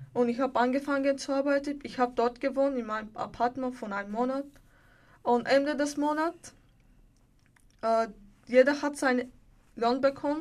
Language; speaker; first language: German; non-native, learner; Bulgarian